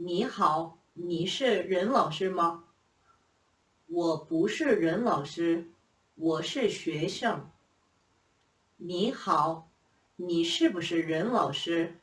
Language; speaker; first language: Chinese; non-native, fluent; Korean